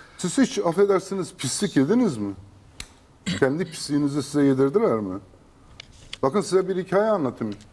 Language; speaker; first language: Turkish; non-native, local second language; Kurdish